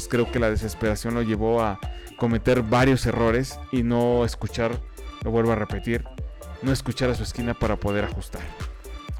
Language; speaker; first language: Spanish; native; Spanish